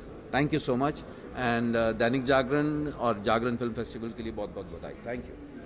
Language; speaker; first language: Hindi; native; Hindi